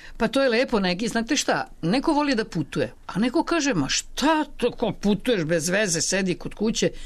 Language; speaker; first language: Serbian; native; Serbian